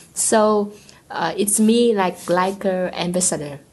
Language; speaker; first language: English; non-native, learner; Vietnamese